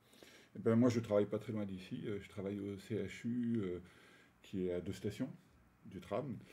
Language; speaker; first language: French; native; French